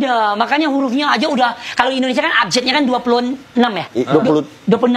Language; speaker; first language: Indonesian; non-native, learner; Thai